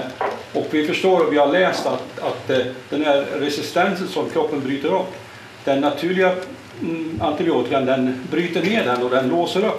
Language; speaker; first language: Swedish; non-native, fluent; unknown